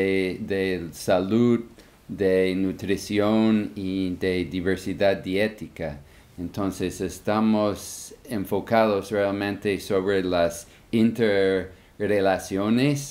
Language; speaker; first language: Spanish; non-native, fluent; English